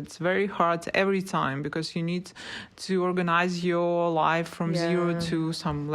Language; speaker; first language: English; non-native, learner; Russian